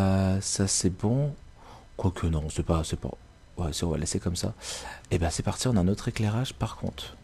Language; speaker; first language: French; native; French